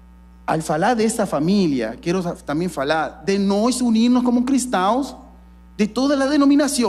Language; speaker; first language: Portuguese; non-native, learner; Spanish